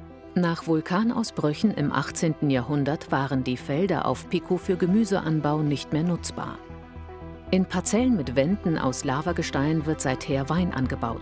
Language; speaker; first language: German; native; German